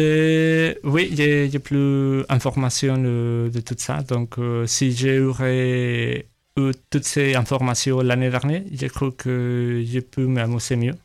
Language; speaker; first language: French; non-native, learner; Spanish